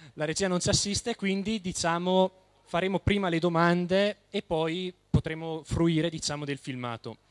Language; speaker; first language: Italian; native; Italian